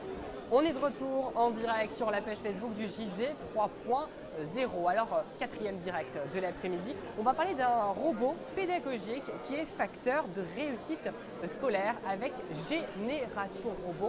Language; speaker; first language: French; native; French